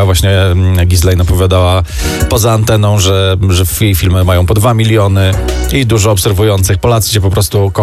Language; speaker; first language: Polish; native; Polish